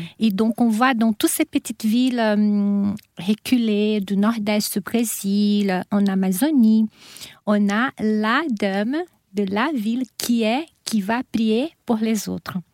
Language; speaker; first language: French; non-native, fluent; Portuguese